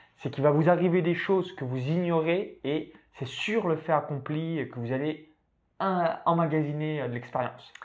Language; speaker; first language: French; native; French